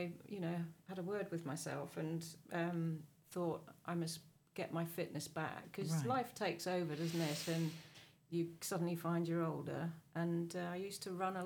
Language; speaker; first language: English; native; English